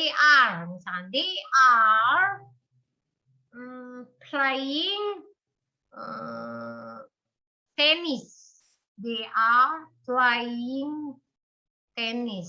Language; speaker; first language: English; non-native, learner; Indonesian